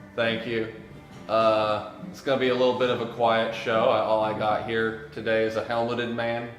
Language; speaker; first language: English; native; English